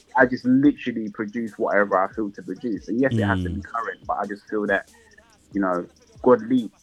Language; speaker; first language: English; native; English